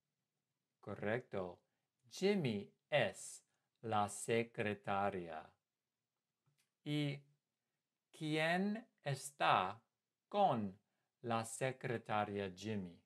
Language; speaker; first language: Spanish; non-native, fluent; English